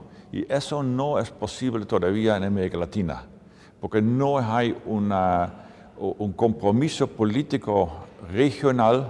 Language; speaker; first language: Spanish; non-native, fluent; Dutch